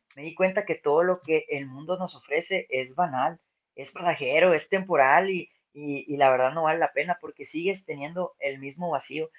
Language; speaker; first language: Spanish; native; Spanish